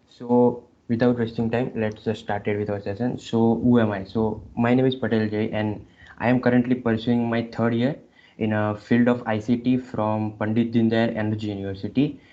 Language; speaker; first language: English; non-native, local second language; Gujarati